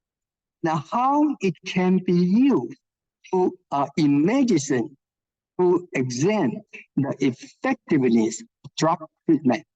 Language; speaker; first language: English; non-native, fluent; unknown